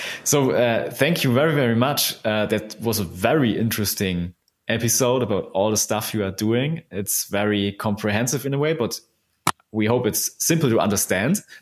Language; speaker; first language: English; non-native, fluent; German